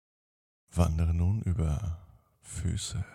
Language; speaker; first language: German; native; German